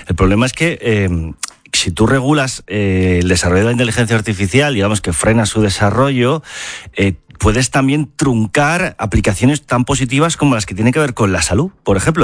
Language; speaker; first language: Spanish; native; Spanish